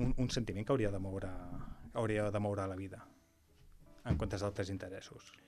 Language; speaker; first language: Catalan; non-native, local second language; Spanish